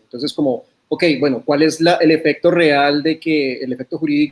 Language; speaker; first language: Spanish; native; Spanish